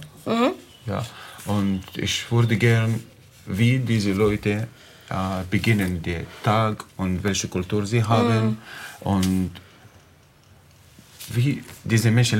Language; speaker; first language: German; non-native, learner; Arabic